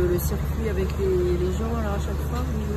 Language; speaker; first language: French; native; French